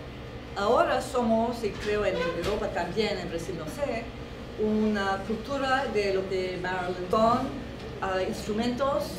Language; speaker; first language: Spanish; non-native, fluent; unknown